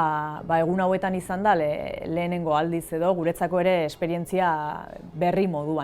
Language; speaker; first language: Basque; native; Basque